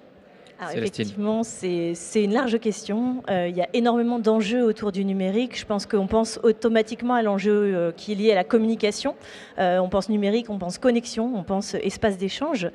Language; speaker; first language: French; native; French